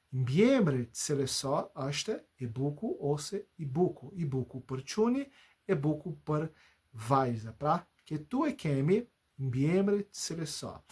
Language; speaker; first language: Albanian; non-native, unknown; Portuguese